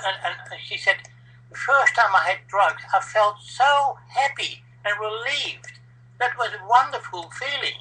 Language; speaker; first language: English; non-native, fluent; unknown